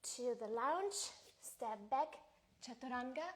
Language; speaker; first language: English; non-native, fluent; Ukrainian